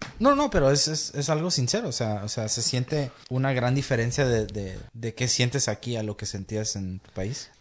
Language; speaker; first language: Spanish; early bilingual, heritage; Spanish